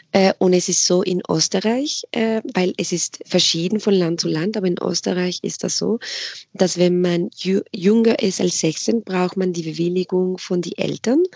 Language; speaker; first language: German; non-native, fluent; Spanish